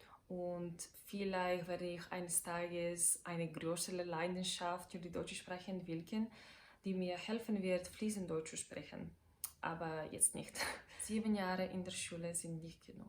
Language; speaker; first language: German; non-native, fluent; Bulgarian